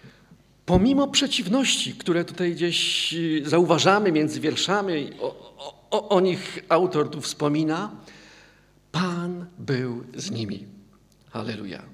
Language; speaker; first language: Polish; native; Polish